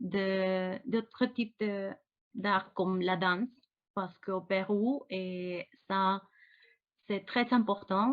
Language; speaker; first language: French; non-native, fluent; Spanish